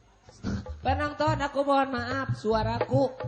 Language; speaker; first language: Indonesian; non-native, local second language; Sundanese